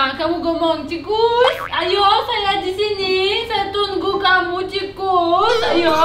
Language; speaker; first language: Indonesian; non-native, learner; Russian